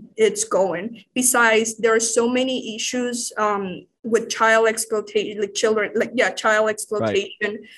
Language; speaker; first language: English; non-native, fluent; Spanish